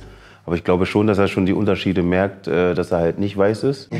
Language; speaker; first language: German; native; German